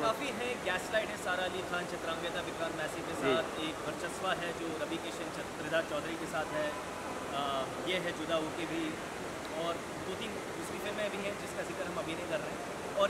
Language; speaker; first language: Hindi; native; Hindi